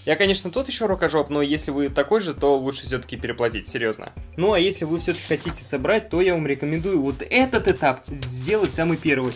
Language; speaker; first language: Russian; native; Russian